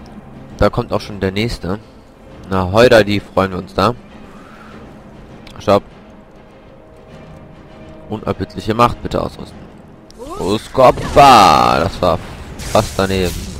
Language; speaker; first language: German; native; German